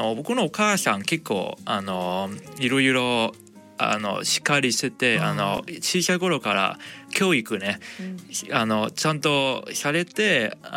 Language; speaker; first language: Japanese; non-native, fluent; Cantonese